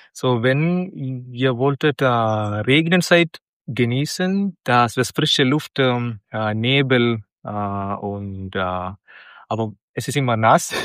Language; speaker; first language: German; non-native, learner; Malayalam